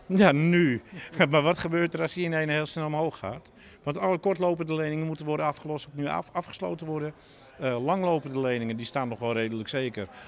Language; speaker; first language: Dutch; native; Dutch